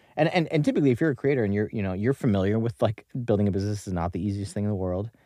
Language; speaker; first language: English; native; English